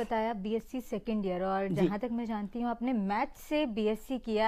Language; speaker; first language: Hindi; native; Hindi